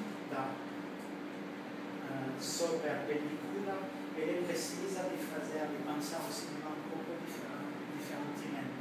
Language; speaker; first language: Portuguese; non-native, fluent; French